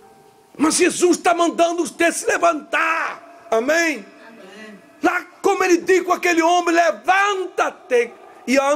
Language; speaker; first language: Portuguese; non-native, learner; Spanish